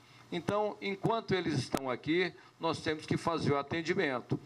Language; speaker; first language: Portuguese; native; Portuguese